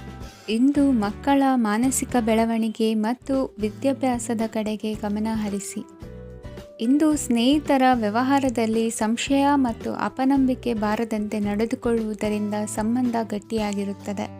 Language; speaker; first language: Kannada; native; Kannada